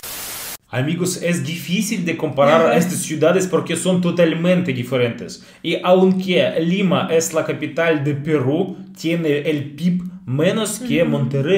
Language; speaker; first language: Spanish; non-native, learner; Russian